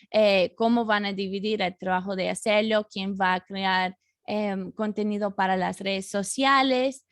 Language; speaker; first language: Spanish; non-native, fluent; English